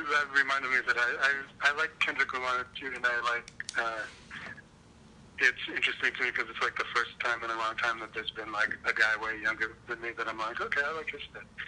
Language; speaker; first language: English; native; English